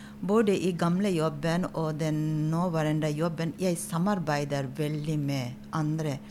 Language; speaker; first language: Norwegian; non-native, fluent; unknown